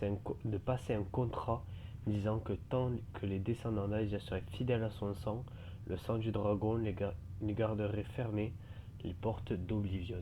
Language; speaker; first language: French; native; French